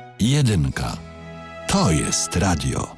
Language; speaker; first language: Polish; non-native, learner; Hebrew